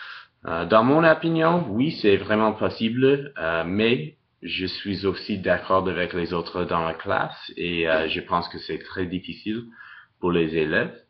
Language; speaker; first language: French; non-native, local second language; English